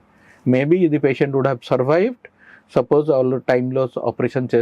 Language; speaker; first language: Telugu; non-native, learner; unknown